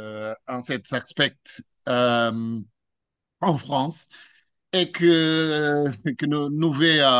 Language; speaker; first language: French; non-native, learner; Portuguese